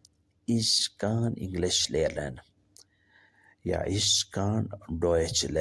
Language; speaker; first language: German; non-native, fluent; Urdu